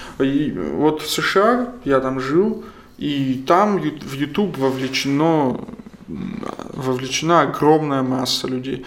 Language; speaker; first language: Russian; non-native, local second language; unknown